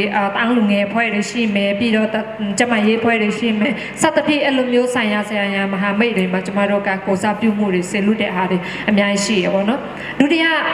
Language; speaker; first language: Burmese; non-native, local second language; Shwe Palaung